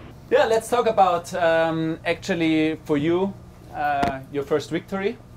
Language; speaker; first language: English; non-native, fluent; German